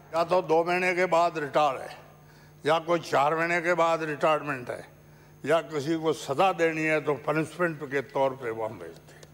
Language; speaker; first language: Hindi; native; Hindi